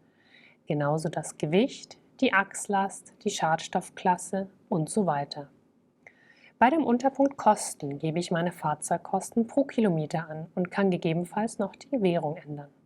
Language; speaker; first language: German; native; German